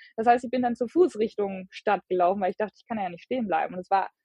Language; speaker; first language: German; native; German